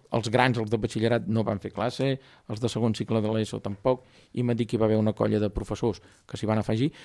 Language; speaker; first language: Catalan; native; Catalan